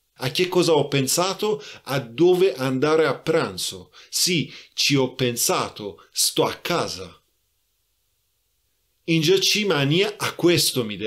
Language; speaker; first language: Italian; non-native, fluent; Persian